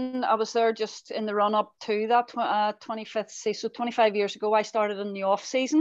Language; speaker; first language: English; native; English